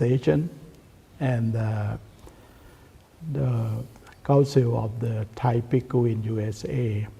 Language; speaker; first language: English; non-native, learner; Thai